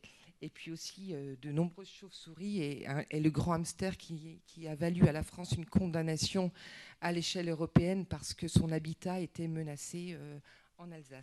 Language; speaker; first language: French; native; French